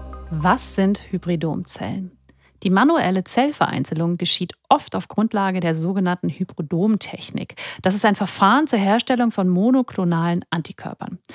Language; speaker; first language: German; native; German